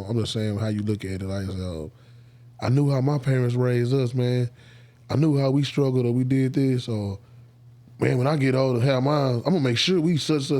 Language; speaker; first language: English; native; English